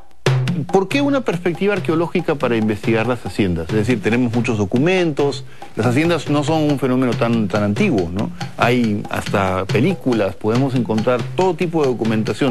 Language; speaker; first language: Spanish; native; Spanish